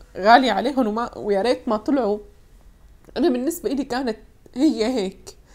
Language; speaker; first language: Arabic; native; Arabic